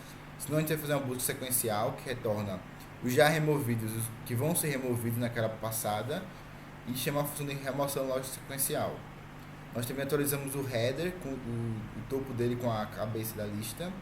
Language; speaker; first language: Portuguese; native; Portuguese